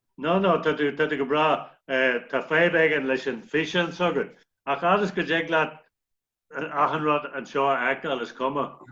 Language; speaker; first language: Irish; native; Irish